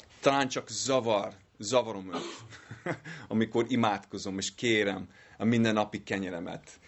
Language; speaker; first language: Hungarian; non-native, learner; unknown